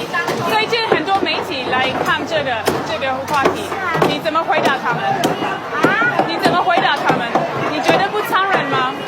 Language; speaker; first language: Chinese; non-native, fluent; English